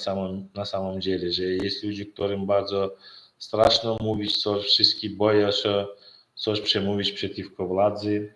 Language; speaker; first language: Polish; non-native, learner; Turkmen